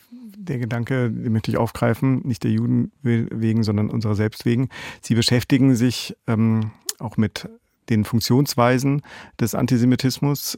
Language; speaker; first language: German; native; German